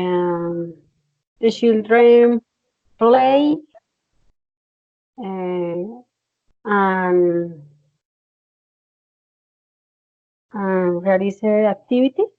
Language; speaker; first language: English; non-native, learner; Spanish